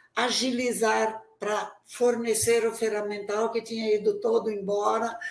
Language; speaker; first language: Portuguese; native; Portuguese